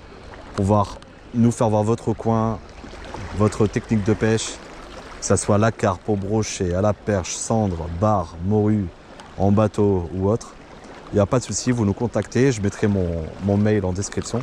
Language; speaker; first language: French; native; French